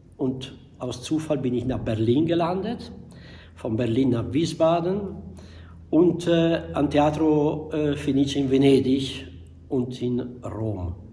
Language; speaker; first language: German; non-native, fluent; Italian